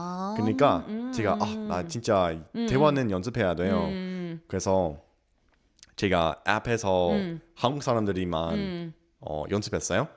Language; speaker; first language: Korean; non-native, learner; English